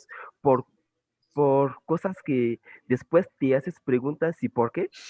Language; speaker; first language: Spanish; non-native, fluent; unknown